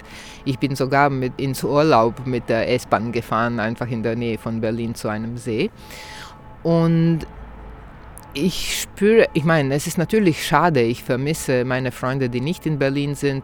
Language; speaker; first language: German; non-native, fluent; Croatian